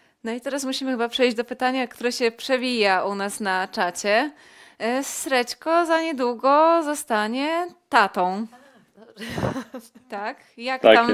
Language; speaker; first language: Polish; native; Polish